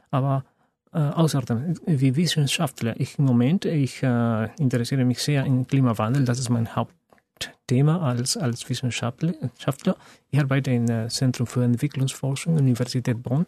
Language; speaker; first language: German; non-native, fluent; Spanish